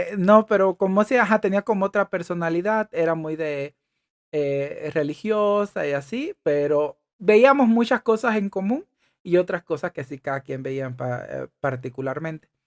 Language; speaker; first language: Spanish; native; Spanish